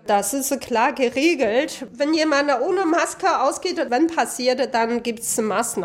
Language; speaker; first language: German; non-native, fluent; Chinese